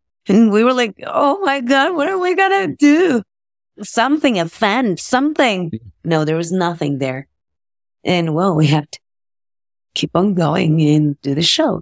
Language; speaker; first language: English; non-native, fluent; Spanish